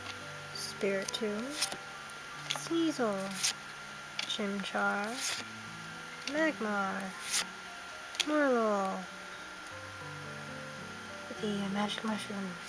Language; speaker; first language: English; native; English